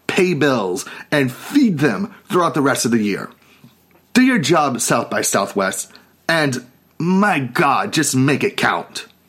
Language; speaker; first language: English; native; English